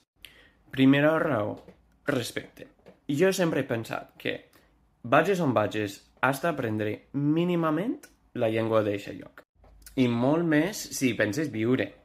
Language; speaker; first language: Catalan; non-native, fluent; English